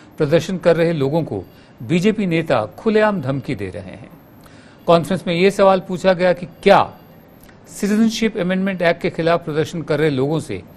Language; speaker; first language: Hindi; native; Hindi